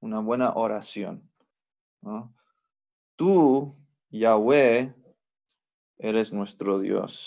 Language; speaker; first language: Spanish; non-native, fluent; English